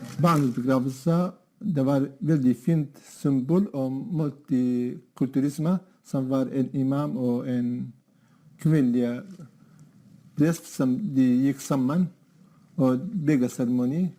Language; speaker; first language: Norwegian; non-native, fluent; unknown